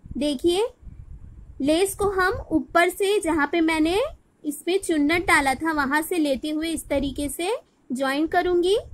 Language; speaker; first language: Hindi; non-native, local second language; Bangla